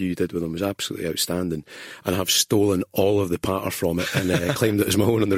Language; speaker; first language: English; native; English